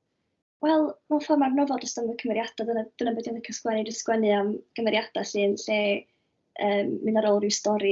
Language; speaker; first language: Welsh; native; Welsh